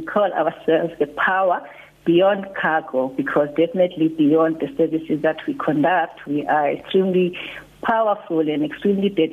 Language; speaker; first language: English; non-native, local second language; Xhosa